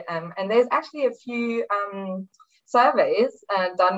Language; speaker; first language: English; non-native, fluent; German